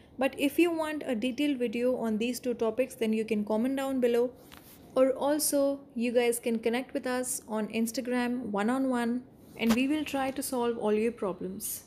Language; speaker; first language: English; non-native, local second language; Hindi